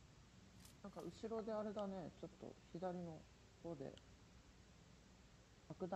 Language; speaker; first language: Japanese; native; Japanese